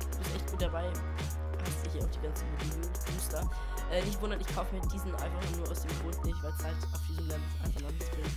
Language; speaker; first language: German; native; German